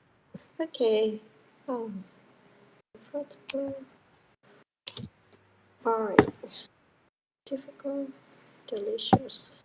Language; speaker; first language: English; non-native, learner; Vietnamese